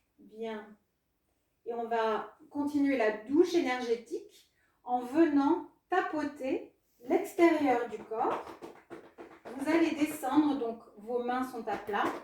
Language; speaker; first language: French; non-native, fluent; Spanish